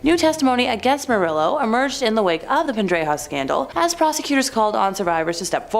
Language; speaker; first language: English; native; English